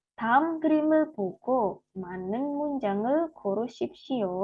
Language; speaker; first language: Korean; non-native, fluent; Indonesian